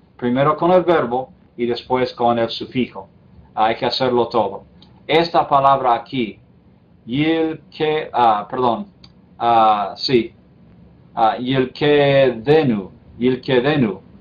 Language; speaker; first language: Spanish; non-native, fluent; English